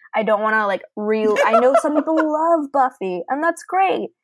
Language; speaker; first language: English; native; English